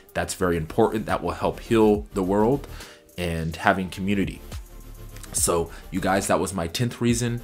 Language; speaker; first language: English; native; English